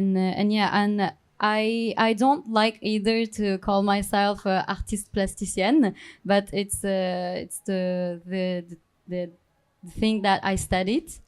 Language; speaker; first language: English; non-native, learner; Turkish